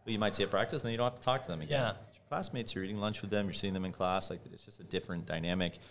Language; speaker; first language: English; native; English